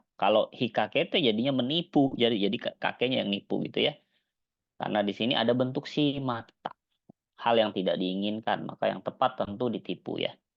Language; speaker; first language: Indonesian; native; Indonesian